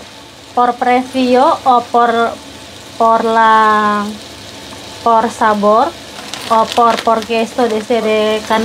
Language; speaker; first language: Spanish; non-native, learner; Indonesian